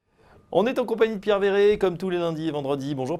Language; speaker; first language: French; native; French